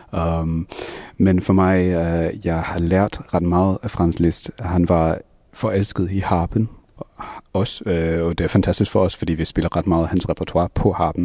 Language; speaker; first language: Danish; non-native, fluent; English